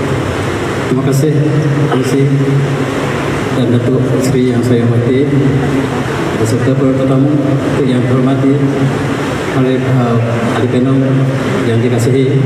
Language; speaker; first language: Malay; native; Malay